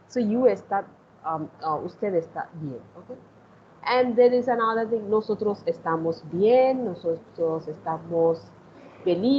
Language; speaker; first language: Spanish; non-native, fluent; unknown